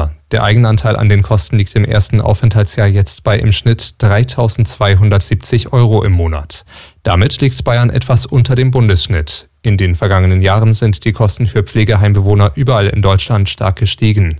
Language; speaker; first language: German; native; German